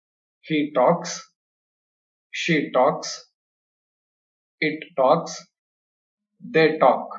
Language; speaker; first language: English; non-native, local second language; Kannada